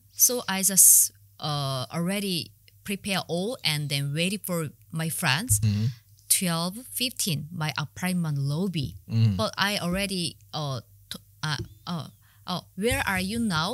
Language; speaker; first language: English; non-native, learner; Korean